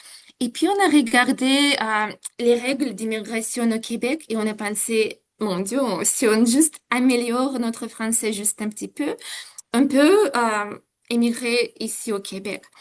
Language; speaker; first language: French; non-native, fluent; Ukrainian